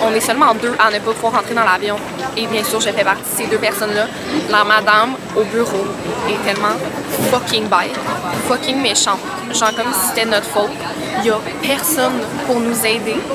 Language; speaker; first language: French; native; French